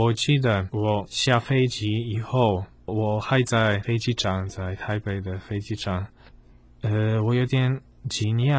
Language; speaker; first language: Chinese; non-native, fluent; Polish